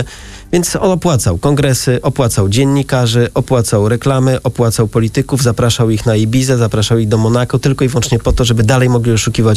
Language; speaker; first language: Polish; native; Polish